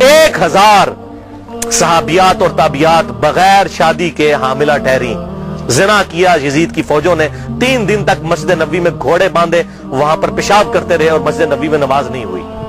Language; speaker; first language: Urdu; non-native, local second language; Punjabi